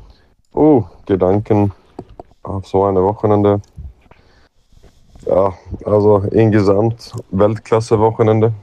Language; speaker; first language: German; non-native, learner; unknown